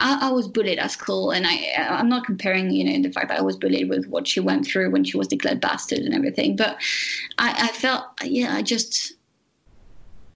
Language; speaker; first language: English; non-native, fluent; French